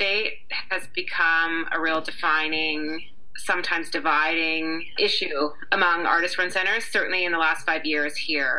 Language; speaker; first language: English; native; English